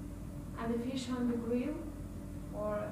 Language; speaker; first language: English; non-native, learner; Russian